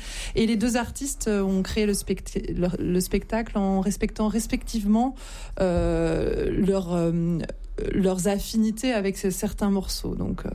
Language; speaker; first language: French; native; French